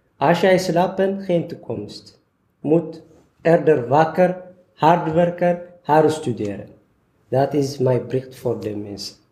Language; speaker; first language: Dutch; non-native, learner; Tigrinya